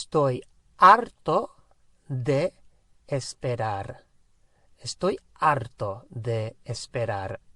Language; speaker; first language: Spanish; non-native, fluent; English